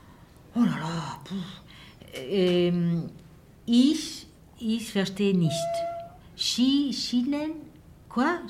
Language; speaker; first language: German; non-native, learner; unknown